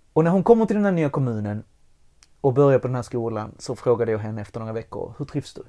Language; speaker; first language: Swedish; early bilingual, other home language; Spanish